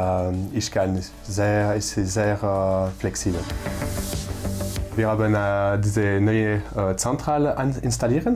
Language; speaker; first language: German; non-native, local second language; French